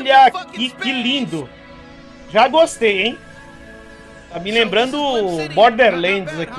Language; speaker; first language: Portuguese; native; Portuguese